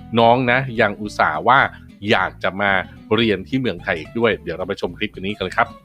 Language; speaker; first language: Thai; native; Thai